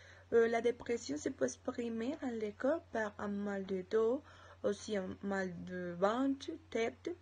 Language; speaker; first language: French; non-native, learner; Spanish